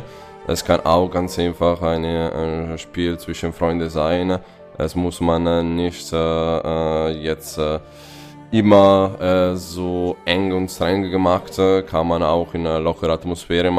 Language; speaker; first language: German; non-native, fluent; Italian